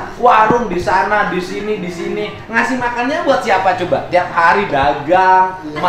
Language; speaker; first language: Indonesian; native; Indonesian